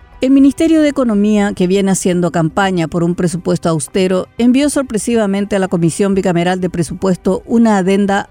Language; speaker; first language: Spanish; native; Spanish